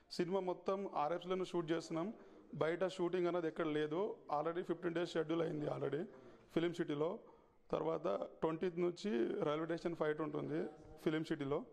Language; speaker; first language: Telugu; native; Telugu